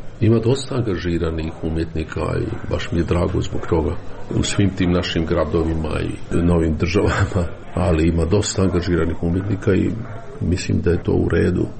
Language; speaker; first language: Serbian; native; Serbian